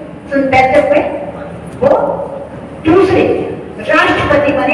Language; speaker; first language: Hindi; native; Hindi